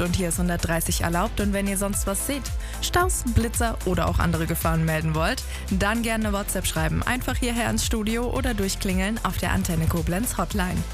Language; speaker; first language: German; native; German